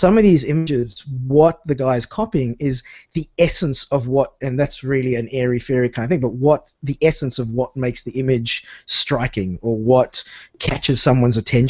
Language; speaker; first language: English; native; English